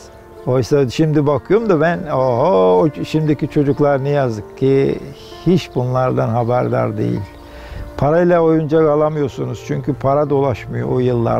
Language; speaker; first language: Turkish; native; Turkish